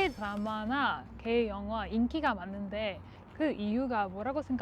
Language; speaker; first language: Korean; non-native, fluent; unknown